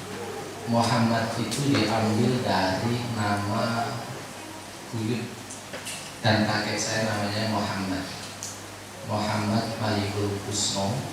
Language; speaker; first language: Indonesian; non-native, local second language; Javanese